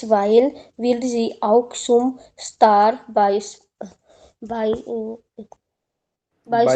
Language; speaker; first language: German; non-native, learner; Hindi